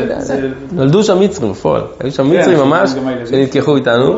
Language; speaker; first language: Hebrew; native; Hebrew